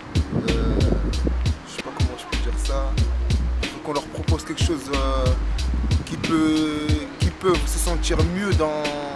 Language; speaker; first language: French; native; French